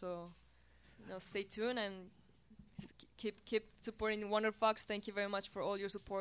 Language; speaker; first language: English; non-native, fluent; Spanish